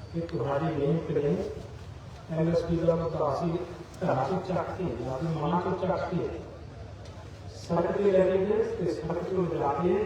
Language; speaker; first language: Hindi; non-native, local second language; Punjabi